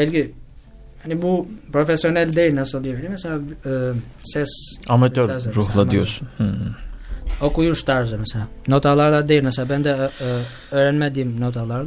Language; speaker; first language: Turkish; non-native, learner; Albanian